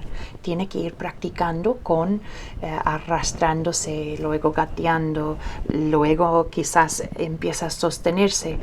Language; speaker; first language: Spanish; early bilingual, heritage; Spanish